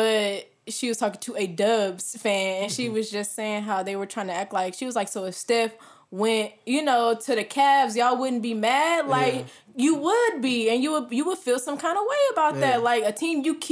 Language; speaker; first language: English; native; English